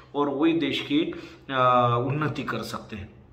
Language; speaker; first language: Hindi; non-native, local second language; Marathi